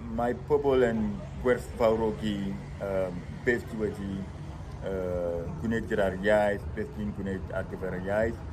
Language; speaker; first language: Welsh; non-native, fluent; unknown